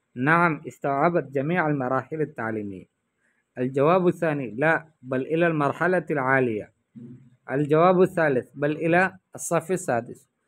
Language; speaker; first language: Urdu; native; Urdu